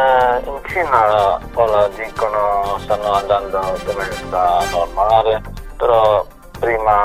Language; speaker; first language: Italian; non-native, learner; Chinese